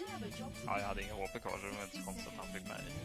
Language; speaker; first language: Swedish; native; Swedish